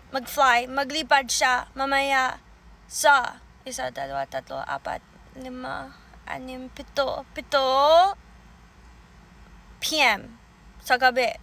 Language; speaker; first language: Filipino; early bilingual, heritage; Filipino